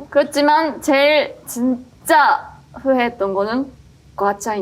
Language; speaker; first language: Korean; non-native, fluent; Japanese